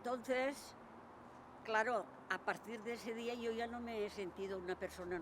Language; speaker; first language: Spanish; native; Spanish